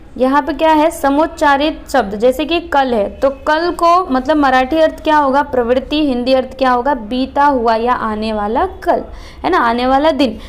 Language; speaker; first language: Hindi; non-native, local second language; Marathi